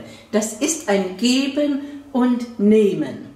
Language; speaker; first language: German; non-native, fluent; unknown